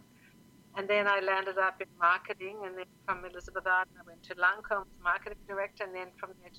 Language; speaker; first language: English; native; English